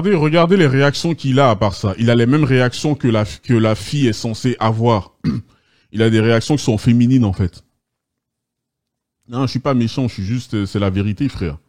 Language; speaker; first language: French; native; French